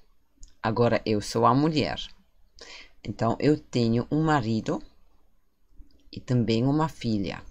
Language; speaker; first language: Portuguese; non-native, fluent; German